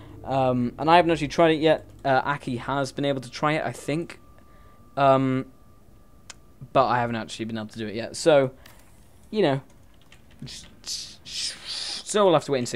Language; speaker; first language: English; native; English